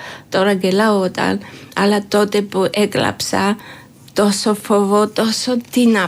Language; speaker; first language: Greek; non-native, learner; Georgian